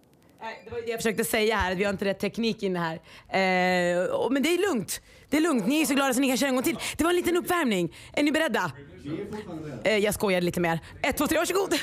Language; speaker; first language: Swedish; native; Swedish